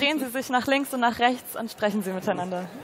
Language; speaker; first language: German; native; German